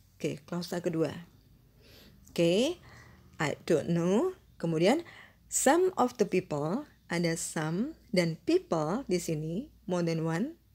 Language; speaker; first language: English; non-native, fluent; Indonesian